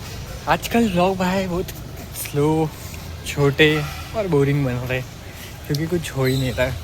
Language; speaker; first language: Hindi; native; Hindi